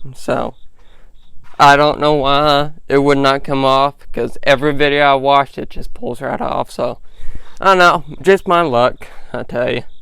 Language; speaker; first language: English; native; English